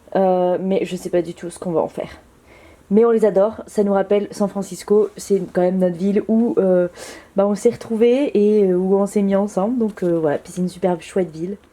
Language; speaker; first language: French; native; French